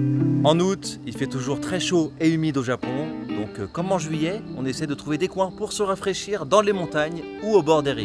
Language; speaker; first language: French; native; French